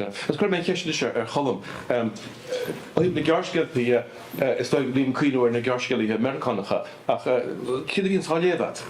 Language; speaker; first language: Irish; native; Irish